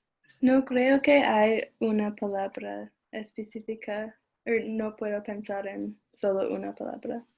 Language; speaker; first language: Spanish; non-native, learner; English